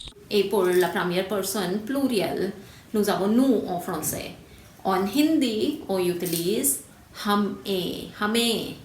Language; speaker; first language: French; non-native, fluent; Hindi